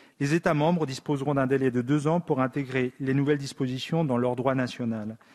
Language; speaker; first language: French; early bilingual, other home language; Spanish